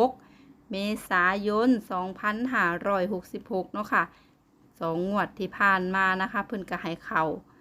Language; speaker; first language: Thai; native; Thai